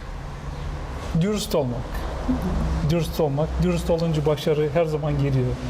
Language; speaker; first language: Turkish; native; Turkish